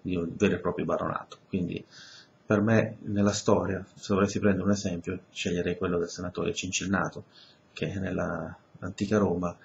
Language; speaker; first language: Italian; early bilingual, other home language; Spanish